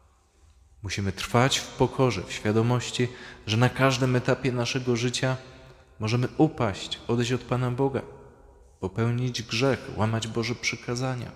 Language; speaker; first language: Polish; native; Polish